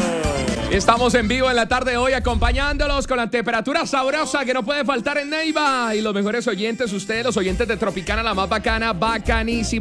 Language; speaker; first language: Spanish; native; Spanish